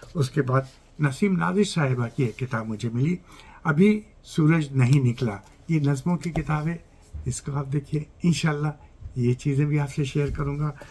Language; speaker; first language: Urdu; native; Urdu